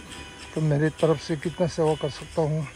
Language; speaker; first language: Hindi; non-native, local second language; Tibetan